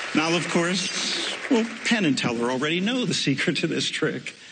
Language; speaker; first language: English; native; English